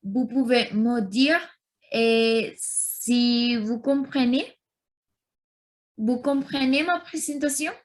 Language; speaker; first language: French; non-native, learner; Spanish